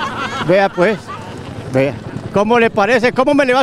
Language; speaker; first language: Spanish; native; Spanish